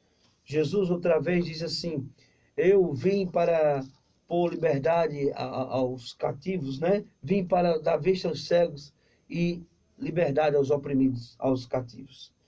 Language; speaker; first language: Portuguese; native; Portuguese